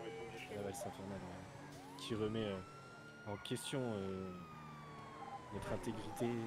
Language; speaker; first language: French; native; French